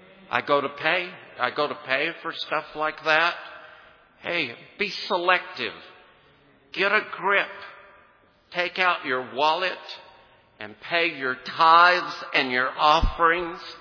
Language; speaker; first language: English; native; English